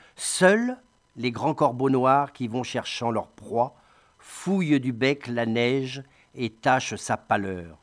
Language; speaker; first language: French; native; French